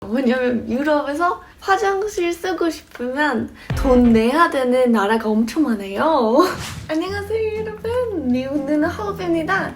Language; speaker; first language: Korean; non-native, fluent; English